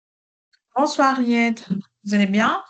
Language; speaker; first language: French; non-native, local second language; Arabic